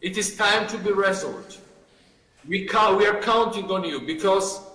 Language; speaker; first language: English; non-native, fluent; Georgian